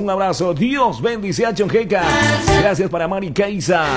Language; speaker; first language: Spanish; native; Spanish